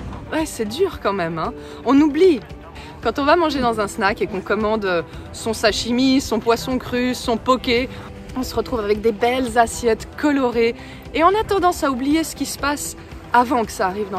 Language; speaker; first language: French; native; French